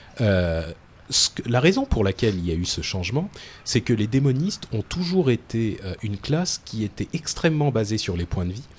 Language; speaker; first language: French; native; French